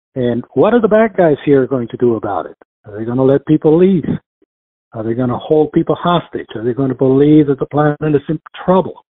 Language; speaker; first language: English; early bilingual, other home language; Spanish